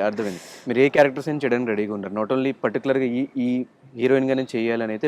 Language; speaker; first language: Telugu; native; Telugu